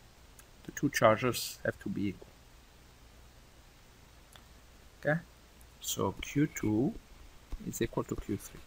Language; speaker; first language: English; non-native, fluent; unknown